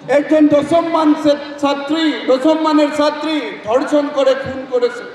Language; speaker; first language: Bangla; non-native, learner; Assamese